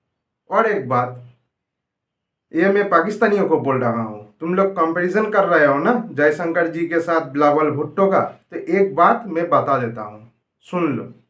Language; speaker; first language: Hindi; non-native, local second language; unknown